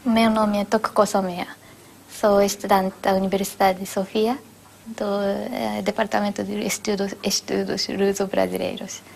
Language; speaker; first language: Portuguese; non-native, fluent; Japanese